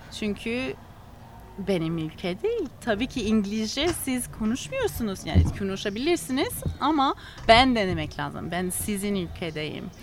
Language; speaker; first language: Turkish; non-native, learner; English